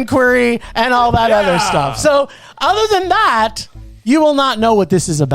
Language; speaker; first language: English; native; English